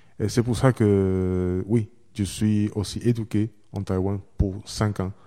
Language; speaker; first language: French; non-native, learner; Chinese